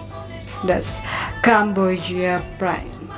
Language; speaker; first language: English; non-native, learner; Indonesian